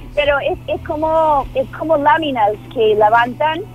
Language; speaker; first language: Spanish; non-native, fluent; Filipino